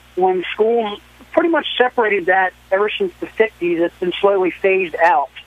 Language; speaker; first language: English; native; English